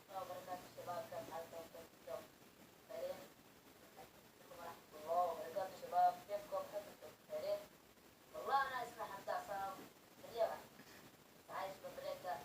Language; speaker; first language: Arabic; early bilingual, other home language; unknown